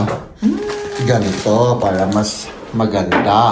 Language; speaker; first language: Filipino; non-native, fluent; German